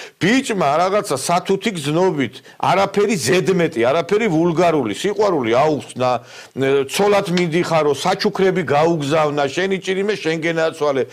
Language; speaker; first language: Georgian; native; Georgian